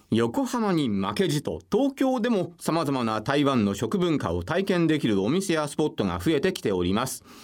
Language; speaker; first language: Japanese; native; Japanese